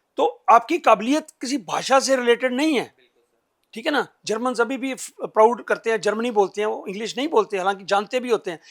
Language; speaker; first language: Hindi; non-native, local second language; Punjabi